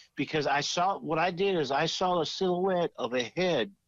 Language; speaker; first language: English; native; English